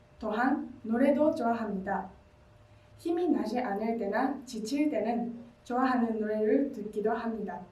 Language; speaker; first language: Korean; non-native, learner; Japanese